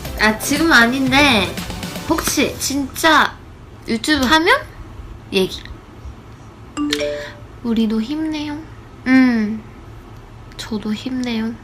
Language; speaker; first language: Korean; non-native, learner; Japanese